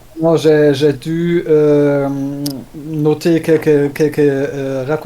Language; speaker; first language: French; non-native, learner; German